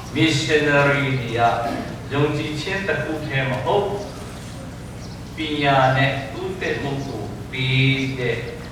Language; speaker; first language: Burmese; non-native, local second language; Tedim Chin